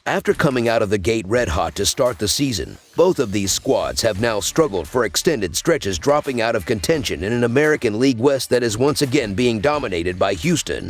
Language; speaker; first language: English; native; English